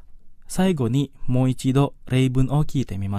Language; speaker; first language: Japanese; non-native, fluent; Indonesian